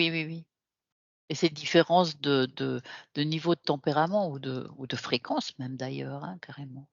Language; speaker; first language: French; native; French